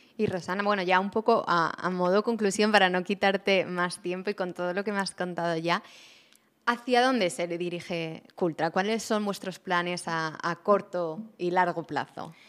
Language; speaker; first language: Spanish; native; Spanish